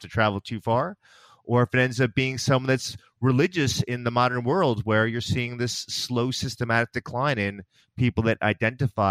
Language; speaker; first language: English; native; English